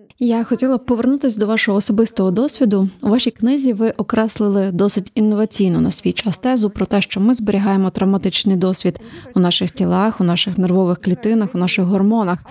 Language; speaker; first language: Ukrainian; native; Ukrainian